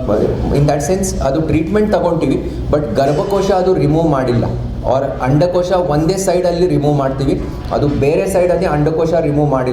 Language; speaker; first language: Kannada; non-native, fluent; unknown